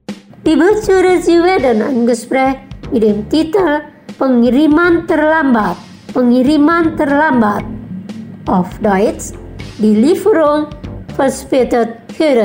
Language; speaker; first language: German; non-native, fluent; Indonesian